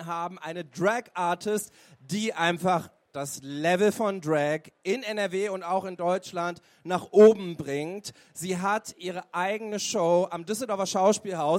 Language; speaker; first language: German; native; German